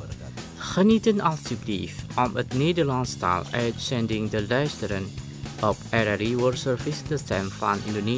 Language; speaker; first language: Dutch; non-native, learner; Indonesian